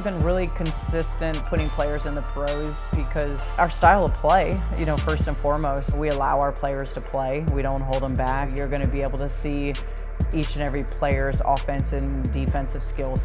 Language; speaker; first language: English; native; English